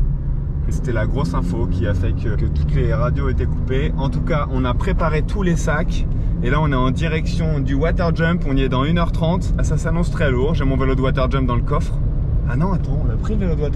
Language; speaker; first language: French; native; French